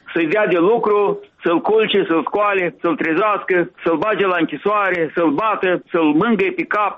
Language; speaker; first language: Romanian; native; Romanian